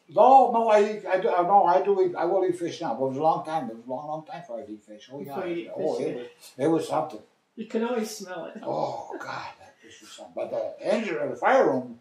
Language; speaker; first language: English; native; English